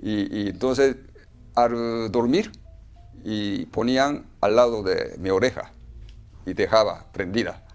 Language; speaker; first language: Spanish; non-native, fluent; Japanese